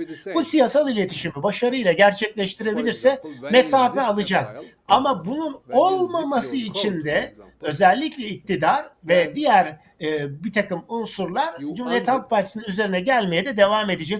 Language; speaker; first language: Turkish; native; Turkish